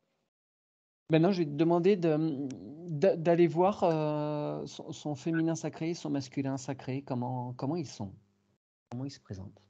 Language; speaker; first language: French; native; French